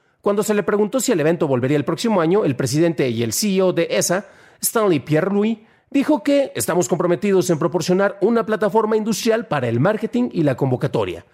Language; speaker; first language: Spanish; native; Spanish